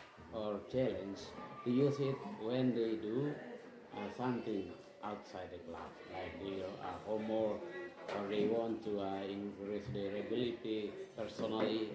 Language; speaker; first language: English; non-native, fluent; Indonesian